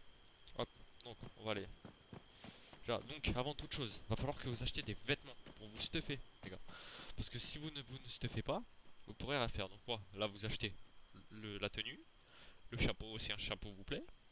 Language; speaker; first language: French; native; French